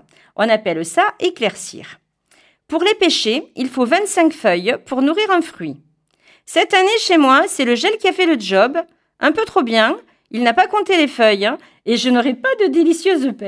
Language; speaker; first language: French; native; French